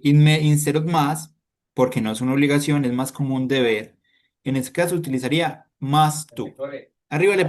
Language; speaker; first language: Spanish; native; Spanish